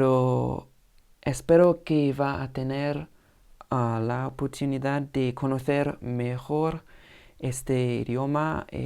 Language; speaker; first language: Spanish; non-native, fluent; English